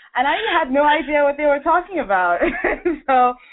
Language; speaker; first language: English; non-native, local second language; Yoruba